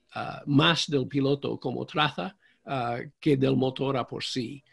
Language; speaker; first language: Spanish; non-native, fluent; English